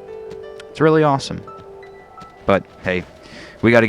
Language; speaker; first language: English; native; English